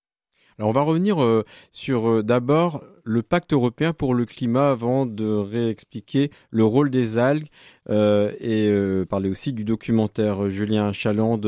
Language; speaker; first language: French; native; French